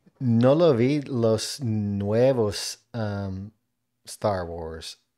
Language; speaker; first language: Spanish; non-native, learner; English